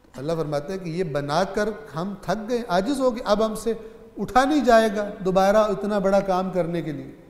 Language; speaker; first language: Urdu; non-native, local second language; Punjabi